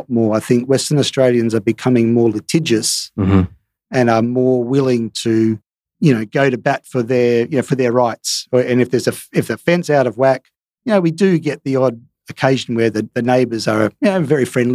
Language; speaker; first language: English; native; English